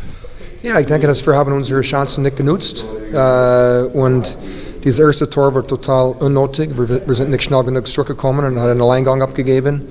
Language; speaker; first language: German; non-native, fluent; English